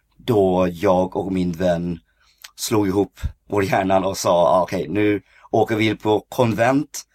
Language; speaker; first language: Swedish; early bilingual, other home language; Cantonese